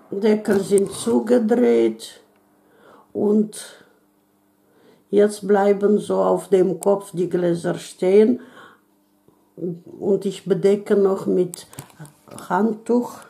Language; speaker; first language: German; non-native, fluent; Russian